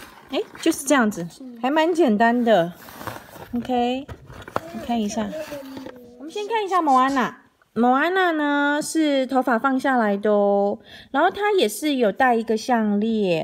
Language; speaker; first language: Chinese; native; Chinese